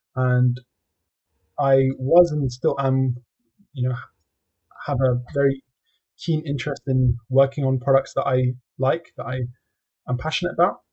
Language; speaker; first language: English; native; English